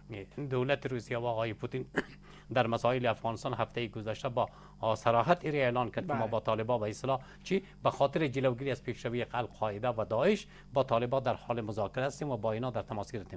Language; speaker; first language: Persian; native; Persian